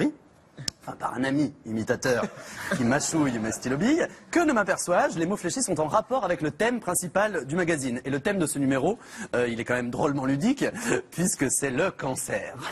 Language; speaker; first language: French; native; French